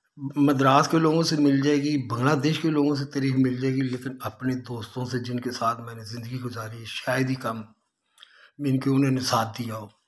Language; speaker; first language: Urdu; native; Urdu